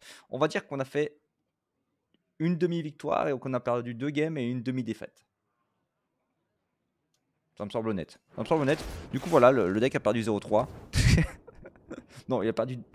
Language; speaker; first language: French; native; French